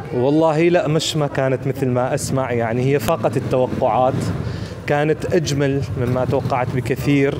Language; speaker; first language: Arabic; native; Arabic